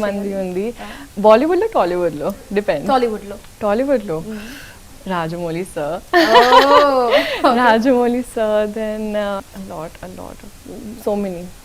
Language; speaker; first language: Telugu; non-native, local second language; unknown